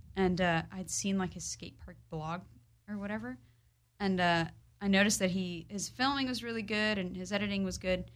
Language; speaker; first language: English; early bilingual, other home language; Polish